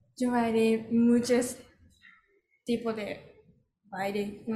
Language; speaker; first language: Spanish; non-native, fluent; Japanese